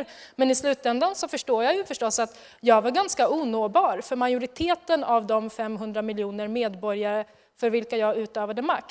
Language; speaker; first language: Swedish; native; Swedish